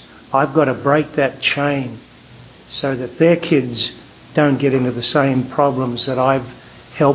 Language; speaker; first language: English; native; English